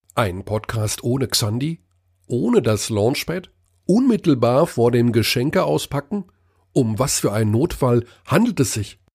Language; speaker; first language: German; native; German